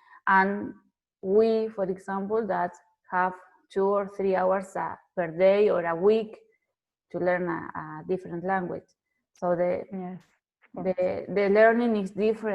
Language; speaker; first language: English; non-native, fluent; Spanish